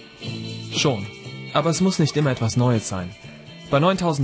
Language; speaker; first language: German; native; German